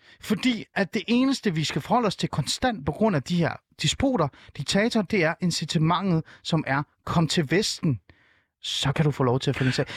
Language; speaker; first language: Danish; early bilingual, other home language; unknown